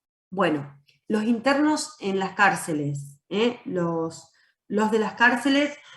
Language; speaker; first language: Spanish; native; Spanish